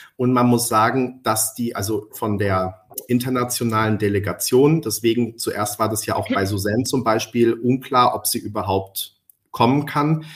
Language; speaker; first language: German; early bilingual, other home language; Spanish